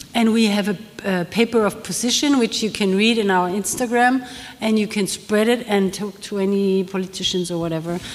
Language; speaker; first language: English; non-native, fluent; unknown